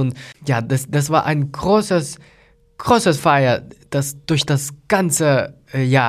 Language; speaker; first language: German; non-native, fluent; Lithuanian